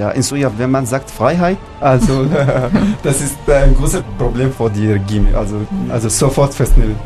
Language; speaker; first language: German; non-native, learner; Arabic